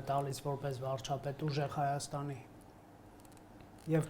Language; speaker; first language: Armenian; native; Armenian